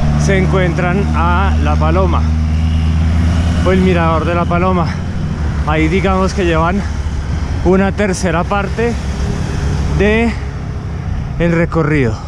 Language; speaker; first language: Spanish; native; Spanish